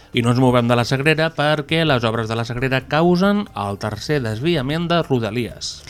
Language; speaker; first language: Catalan; native; Catalan